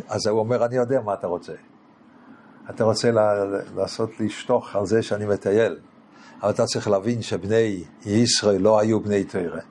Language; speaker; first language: Hebrew; non-native, fluent; English